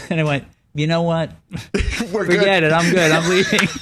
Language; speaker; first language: English; native; English